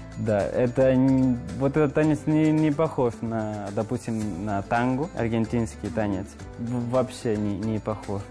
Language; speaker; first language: Russian; non-native, fluent; Spanish